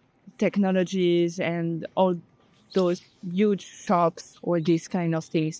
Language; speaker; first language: English; non-native, learner; French